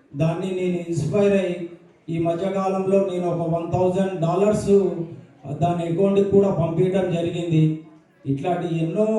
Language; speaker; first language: Telugu; native; Telugu